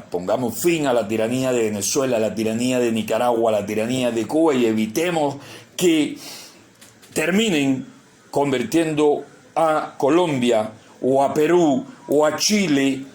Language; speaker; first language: Spanish; native; Spanish